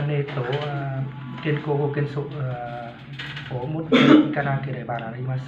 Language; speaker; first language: Japanese; non-native, learner; Vietnamese